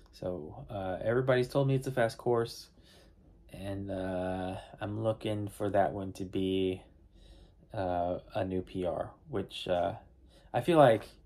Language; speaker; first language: English; native; English